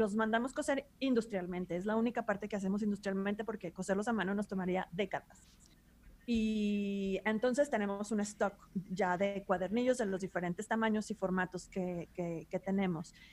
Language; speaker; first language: Spanish; native; Spanish